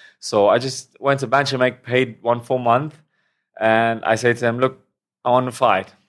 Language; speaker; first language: English; non-native, fluent; Romanian